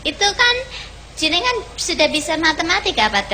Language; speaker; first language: Indonesian; non-native, fluent; English